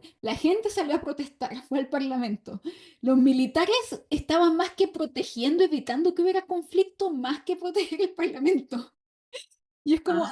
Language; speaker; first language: Spanish; native; Spanish